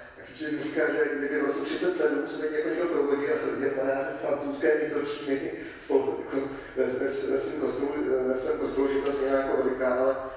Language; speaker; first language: Czech; native; Czech